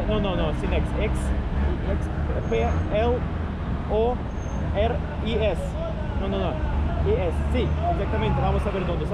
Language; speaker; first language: Spanish; non-native, fluent; Russian